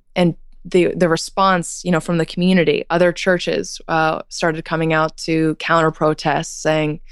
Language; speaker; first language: English; native; English